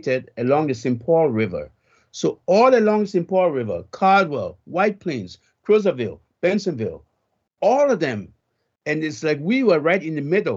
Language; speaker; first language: English; native; English